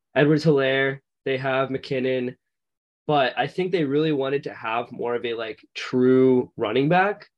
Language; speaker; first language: English; native; English